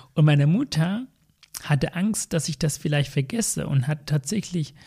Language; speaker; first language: German; non-native, fluent; Tamil